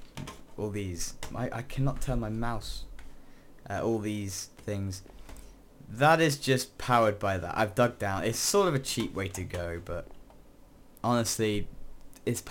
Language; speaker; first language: English; native; English